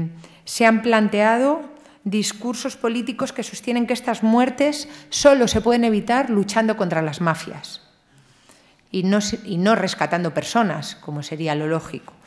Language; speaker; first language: Spanish; native; Spanish